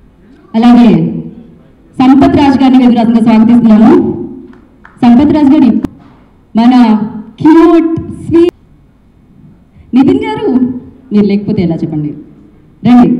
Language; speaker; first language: Telugu; native; Telugu